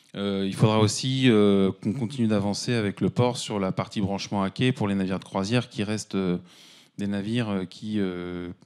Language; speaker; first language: French; native; French